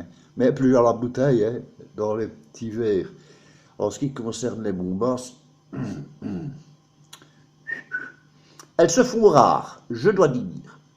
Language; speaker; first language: French; native; French